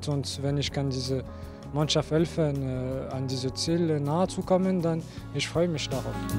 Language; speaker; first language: German; non-native, fluent; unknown